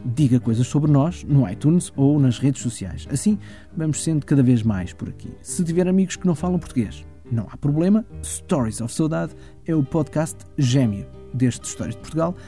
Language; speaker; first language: Portuguese; early bilingual, heritage; German